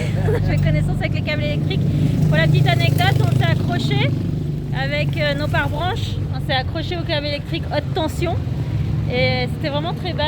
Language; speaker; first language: French; native; French